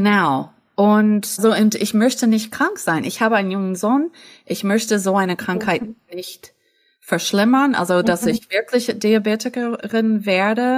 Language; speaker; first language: German; non-native, fluent; English